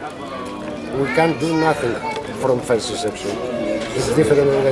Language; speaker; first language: English; non-native, fluent; Greek